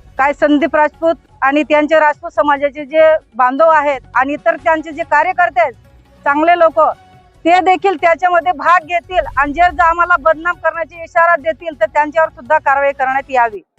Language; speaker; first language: Marathi; non-native, local second language; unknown